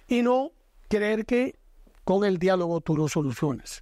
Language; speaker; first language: Spanish; native; Spanish